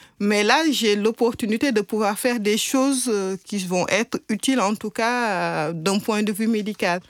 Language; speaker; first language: French; non-native, local second language; Wolof